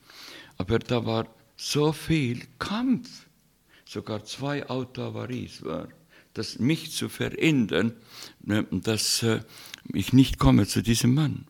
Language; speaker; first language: German; non-native, fluent; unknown